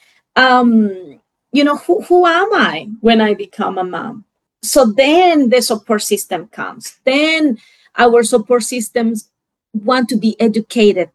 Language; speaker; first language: English; non-native, fluent; Spanish